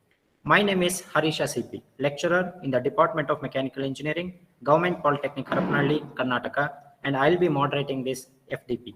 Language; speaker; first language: English; non-native, local second language; Kannada